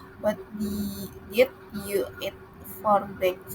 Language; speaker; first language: English; non-native, learner; Indonesian